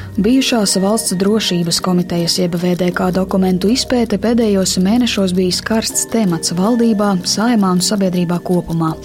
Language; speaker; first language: Latvian; native; Latvian